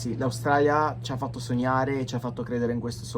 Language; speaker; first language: Italian; native; Italian